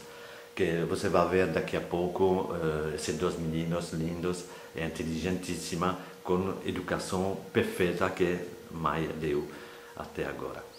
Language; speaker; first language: Portuguese; non-native, fluent; French